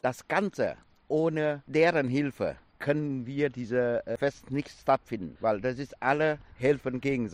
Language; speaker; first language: German; non-native, learner; Thai